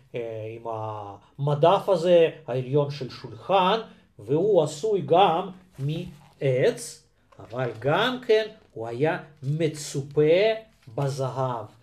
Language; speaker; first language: Hebrew; non-native, fluent; Russian